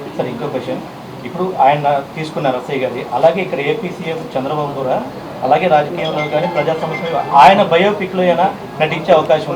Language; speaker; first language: Telugu; native; Telugu